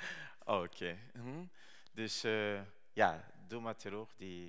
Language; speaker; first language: Dutch; non-native, learner; Rundi